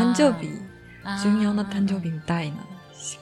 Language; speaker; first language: Japanese; non-native, learner; Chinese